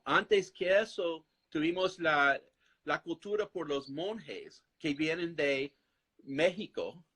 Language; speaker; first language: Spanish; non-native, fluent; English